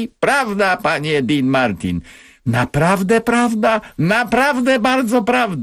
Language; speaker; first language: Polish; native; Polish